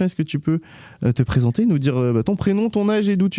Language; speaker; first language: French; native; French